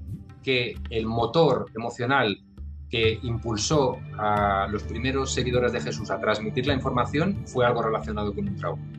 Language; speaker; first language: Spanish; native; Spanish